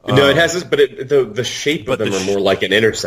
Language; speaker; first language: English; native; English